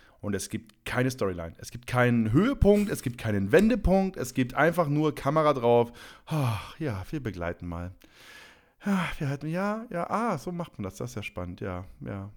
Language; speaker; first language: German; native; German